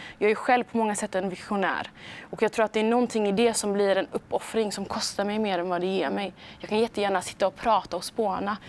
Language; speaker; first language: Swedish; early bilingual, other home language; Somali